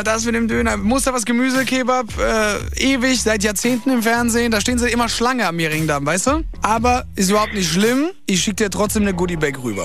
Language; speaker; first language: German; native; German